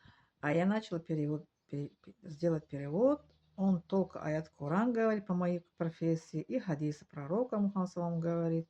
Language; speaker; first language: Russian; non-native, learner; Tajik